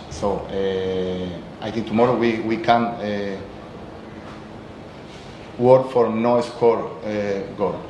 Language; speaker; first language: English; non-native, learner; Spanish